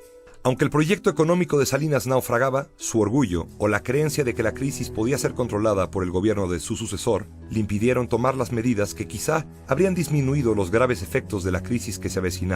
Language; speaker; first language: Spanish; native; Spanish